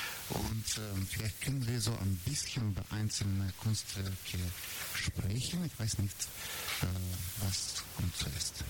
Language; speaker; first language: German; non-native, learner; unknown